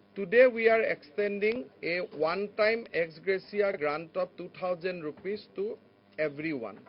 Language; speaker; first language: English; non-native, local second language; Assamese